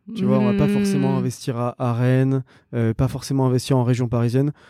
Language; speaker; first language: French; native; French